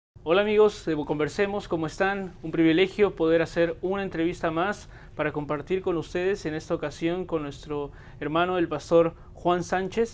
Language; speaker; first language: Spanish; native; Spanish